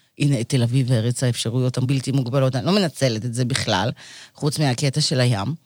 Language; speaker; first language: Hebrew; early bilingual, other home language; Russian